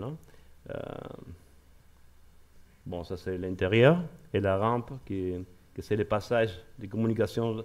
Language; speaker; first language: French; non-native, learner; Spanish